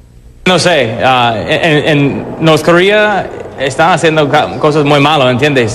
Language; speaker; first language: Spanish; non-native, fluent; English